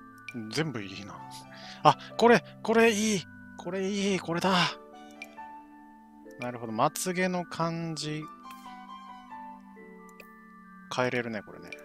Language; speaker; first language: Japanese; native; Japanese